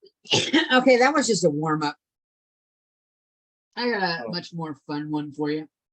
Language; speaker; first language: English; native; English